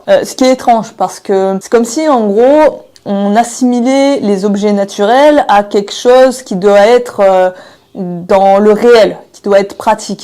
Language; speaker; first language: French; native; French